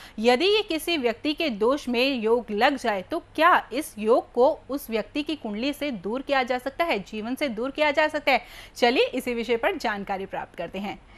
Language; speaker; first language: Hindi; native; Hindi